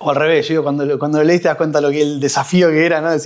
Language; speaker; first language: Spanish; native; Spanish